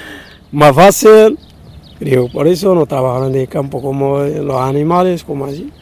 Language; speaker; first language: Spanish; non-native, learner; Arabic